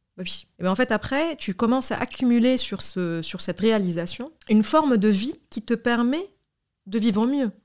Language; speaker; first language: French; non-native, local second language; Arabic